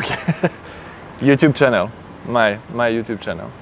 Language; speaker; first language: English; non-native, learner; French